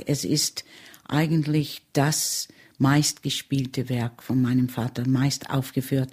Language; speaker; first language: German; early bilingual, heritage; German